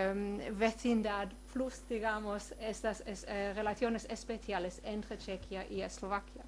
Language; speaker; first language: Spanish; non-native, fluent; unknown